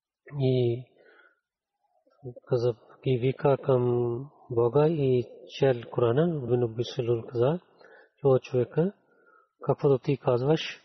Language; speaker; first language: Bulgarian; non-native, learner; Urdu